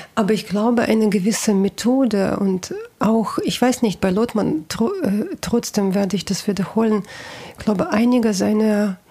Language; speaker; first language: German; non-native, fluent; Russian